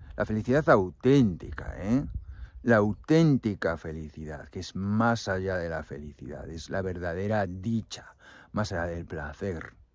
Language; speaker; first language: Spanish; native; Spanish